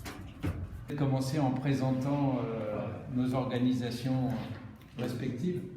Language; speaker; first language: French; native; French